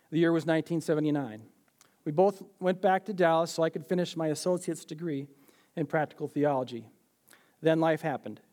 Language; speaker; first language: English; native; English